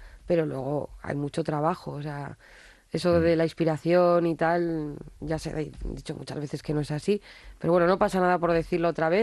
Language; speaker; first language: Spanish; native; Spanish